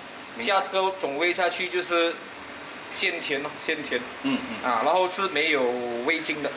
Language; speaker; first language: Chinese; native; Chinese